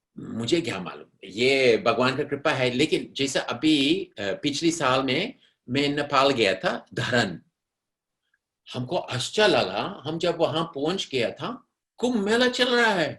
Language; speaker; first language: Hindi; non-native, fluent; English